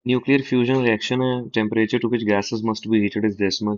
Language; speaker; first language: English; non-native, local second language; Punjabi